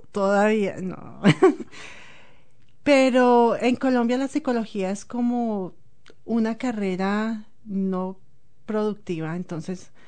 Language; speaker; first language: Spanish; native; Spanish